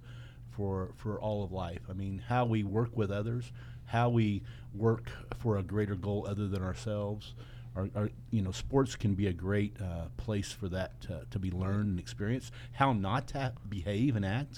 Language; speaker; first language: English; native; English